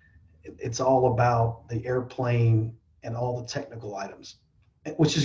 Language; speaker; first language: English; native; English